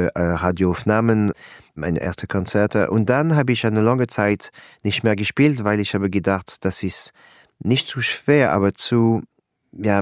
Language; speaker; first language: German; non-native, learner; French